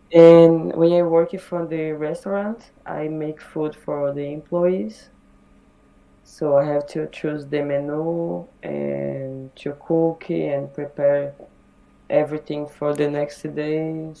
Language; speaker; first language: English; non-native, learner; Portuguese